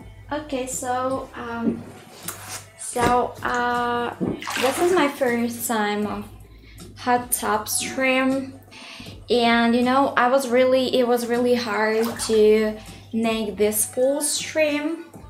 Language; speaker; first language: English; non-native, learner; Russian